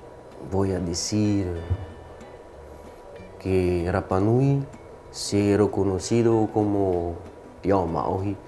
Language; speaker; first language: Spanish; non-native, fluent; French